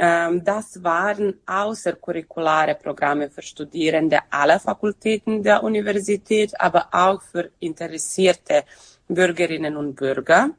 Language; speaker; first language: German; non-native, fluent; Serbian